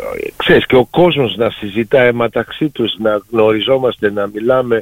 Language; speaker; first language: Greek; early bilingual, heritage; Greek